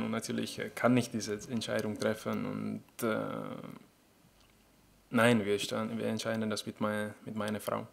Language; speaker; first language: German; non-native, fluent; Czech